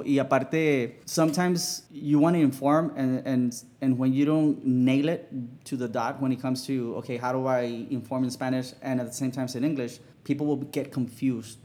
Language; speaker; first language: English; early bilingual, other home language; Spanish